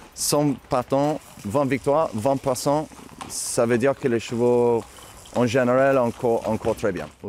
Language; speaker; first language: French; non-native, fluent; English